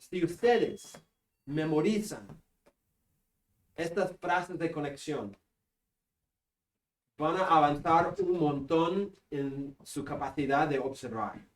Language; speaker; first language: Spanish; non-native, fluent; English